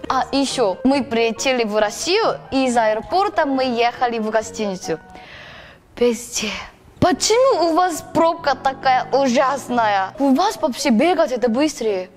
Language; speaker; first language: Russian; non-native, learner; Korean